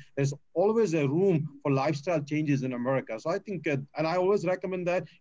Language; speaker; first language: English; non-native, local second language; Gujarati